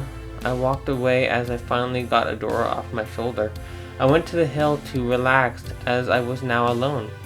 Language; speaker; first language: English; native; English